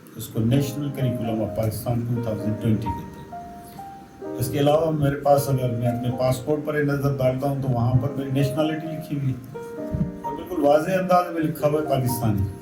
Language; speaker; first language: Urdu; non-native, local second language; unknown